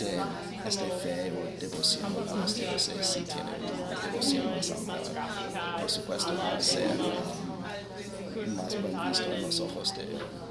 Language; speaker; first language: Spanish; non-native, fluent; English